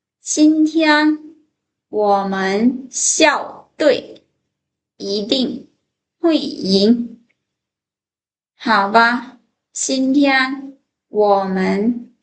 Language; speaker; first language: Chinese; non-native, fluent; Lao